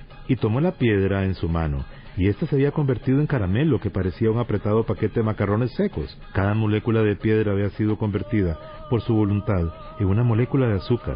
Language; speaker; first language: Spanish; native; Spanish